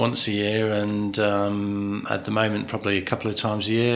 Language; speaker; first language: English; native; English